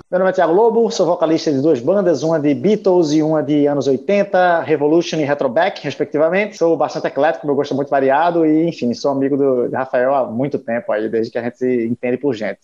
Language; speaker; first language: Portuguese; native; Portuguese